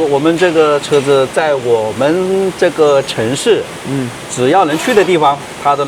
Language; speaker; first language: Chinese; native; Chinese